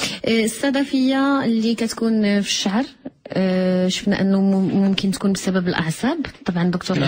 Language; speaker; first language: Arabic; native; Arabic